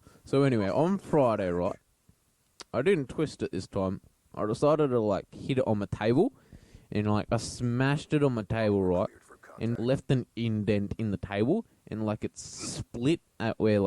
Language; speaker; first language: English; native; English